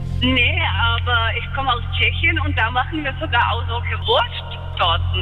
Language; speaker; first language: German; non-native, fluent; Czech